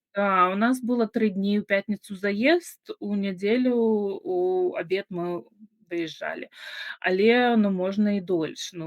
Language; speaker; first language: Belarusian; non-native, local second language; Russian